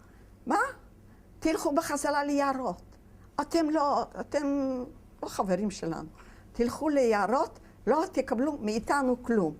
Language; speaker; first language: Hebrew; non-native, fluent; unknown